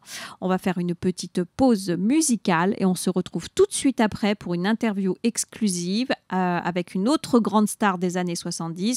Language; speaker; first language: French; native; French